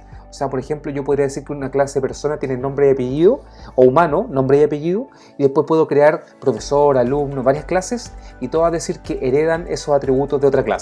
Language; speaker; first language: Spanish; native; Spanish